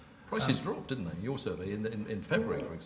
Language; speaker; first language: English; native; English